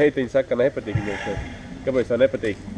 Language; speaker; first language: Latvian; native; Latvian